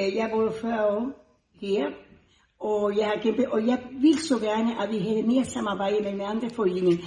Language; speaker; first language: Danish; non-native, fluent; Spanish